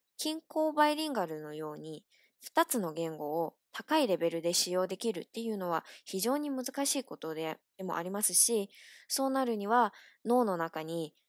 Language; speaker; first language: Japanese; non-native, fluent; Chinese